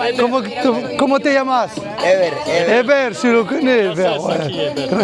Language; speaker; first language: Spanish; non-native, learner; French